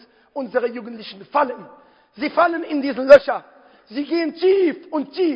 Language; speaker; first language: German; non-native, fluent; Arabic